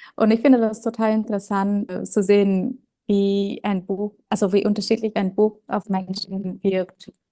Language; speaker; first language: German; non-native, fluent; Vietnamese